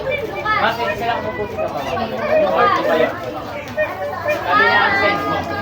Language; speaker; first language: Filipino; non-native, local second language; Cebuano